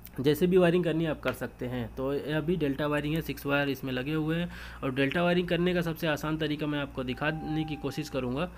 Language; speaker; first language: Hindi; native; Hindi